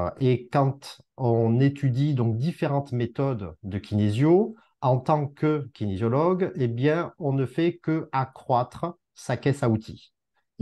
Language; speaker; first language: French; native; French